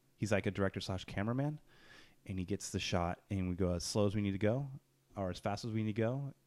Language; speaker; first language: English; native; English